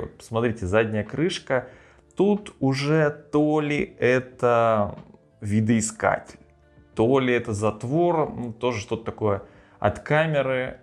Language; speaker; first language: Russian; native; Russian